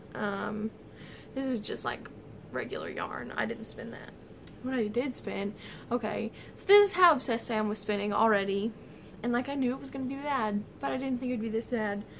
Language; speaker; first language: English; native; English